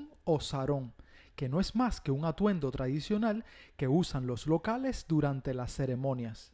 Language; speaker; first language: Spanish; native; Spanish